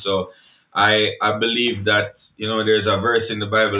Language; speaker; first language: English; non-native, local second language; Jamaican Creole English